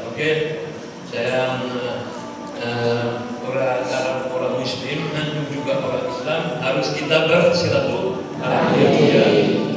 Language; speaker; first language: Indonesian; non-native, learner; Arabic